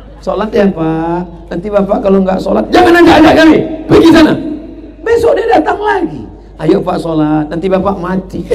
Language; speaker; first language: Indonesian; native; Indonesian